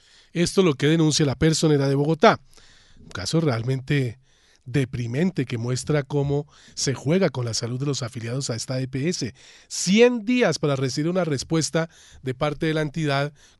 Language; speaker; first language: Spanish; native; Spanish